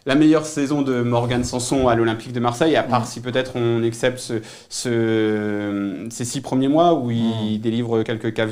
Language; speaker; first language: French; native; French